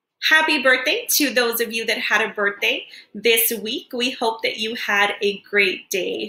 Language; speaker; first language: English; native; English